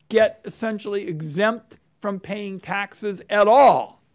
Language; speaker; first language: English; native; English